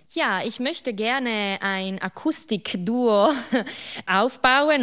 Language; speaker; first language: German; non-native, local second language; Italian